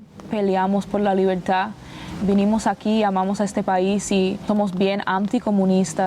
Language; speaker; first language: Spanish; early bilingual, other home language; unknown